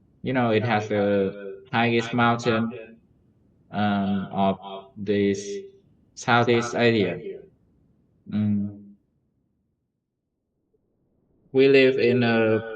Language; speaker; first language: English; non-native, learner; Vietnamese